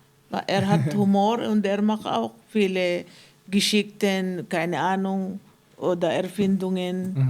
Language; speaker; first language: German; non-native, fluent; Filipino